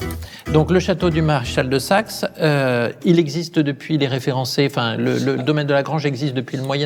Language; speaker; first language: French; native; French